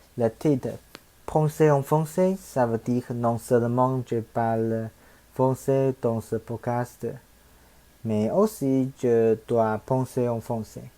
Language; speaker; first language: French; non-native, learner; Chinese